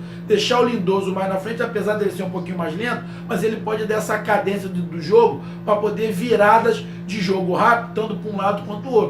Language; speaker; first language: Portuguese; native; Portuguese